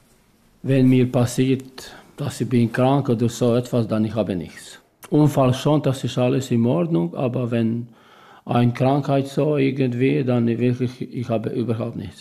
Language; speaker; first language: German; non-native, learner; Albanian